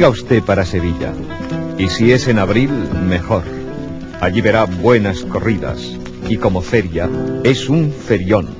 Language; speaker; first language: Spanish; native; Spanish